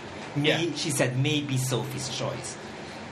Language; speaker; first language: English; non-native, local second language; Filipino